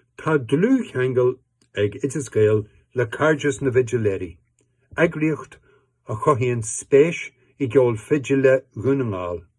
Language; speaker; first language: Irish; native; Irish